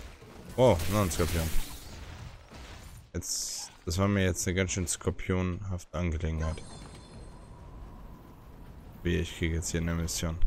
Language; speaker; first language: German; native; German